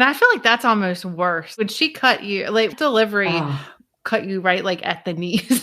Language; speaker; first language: English; native; English